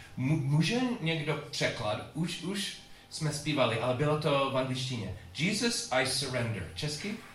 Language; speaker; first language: Czech; non-native, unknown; English